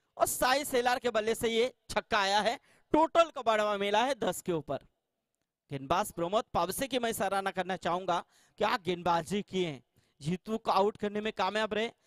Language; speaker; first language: Hindi; non-native, local second language; Marathi